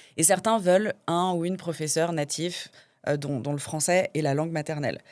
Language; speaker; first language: French; native; French